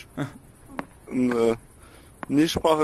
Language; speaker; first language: German; non-native, learner; French